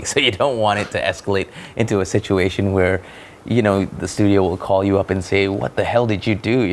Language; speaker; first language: English; non-native, local second language; Malay